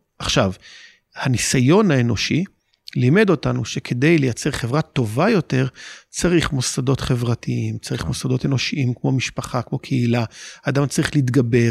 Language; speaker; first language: Hebrew; native; Hebrew